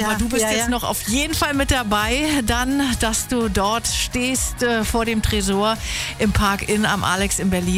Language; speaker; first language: German; native; German